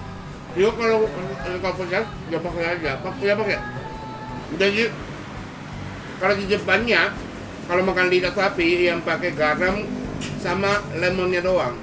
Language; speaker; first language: Indonesian; non-native, fluent; Japanese